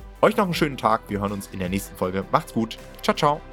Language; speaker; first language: German; native; German